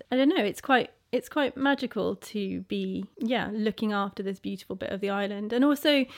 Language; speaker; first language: English; native; English